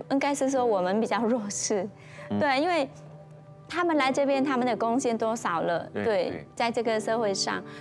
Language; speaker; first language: Chinese; non-native, fluent; Vietnamese